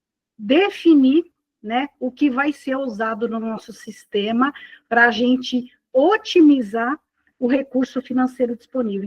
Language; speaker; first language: Portuguese; native; Portuguese